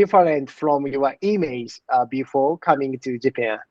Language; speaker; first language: English; non-native, learner; Japanese